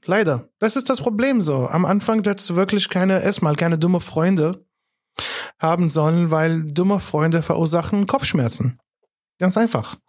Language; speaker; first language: German; non-native, fluent; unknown